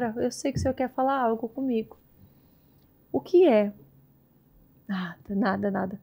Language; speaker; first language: Portuguese; native; Portuguese